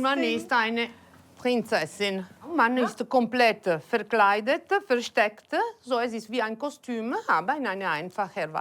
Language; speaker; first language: German; non-native, learner; Italian